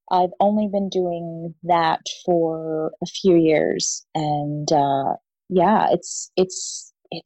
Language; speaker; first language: English; native; English